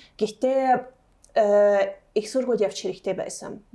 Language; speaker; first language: Mongolian; non-native, learner; Hungarian